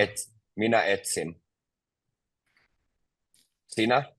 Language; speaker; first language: Finnish; non-native, fluent; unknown